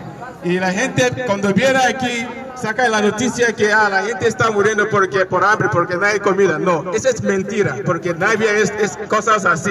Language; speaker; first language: Spanish; non-native, learner; Igbo